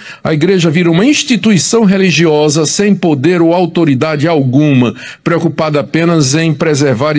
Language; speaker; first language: Portuguese; native; Portuguese